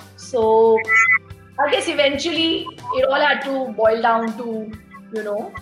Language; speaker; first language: English; non-native, local second language; Tulu